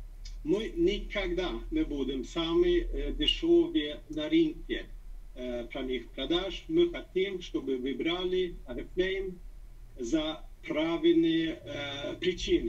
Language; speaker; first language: Russian; non-native, fluent; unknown